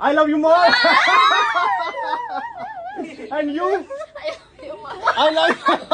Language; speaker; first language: English; non-native, local second language; Hindi